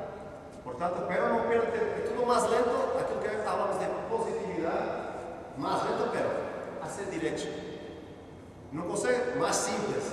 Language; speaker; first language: Spanish; non-native, learner; Portuguese